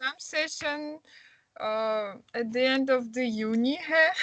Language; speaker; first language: Hindi; non-native, learner; Russian